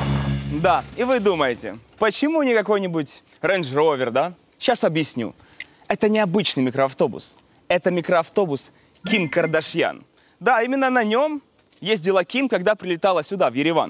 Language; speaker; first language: Russian; native; Russian